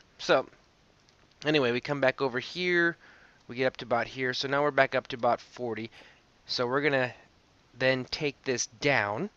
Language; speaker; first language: English; native; English